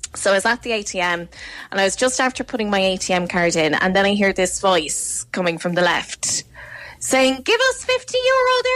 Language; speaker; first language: English; native; English